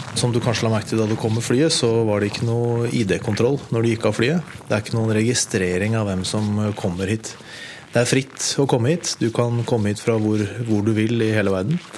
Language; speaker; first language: Norwegian; native; Norwegian